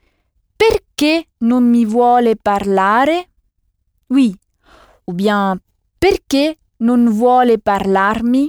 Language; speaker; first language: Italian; non-native, fluent; French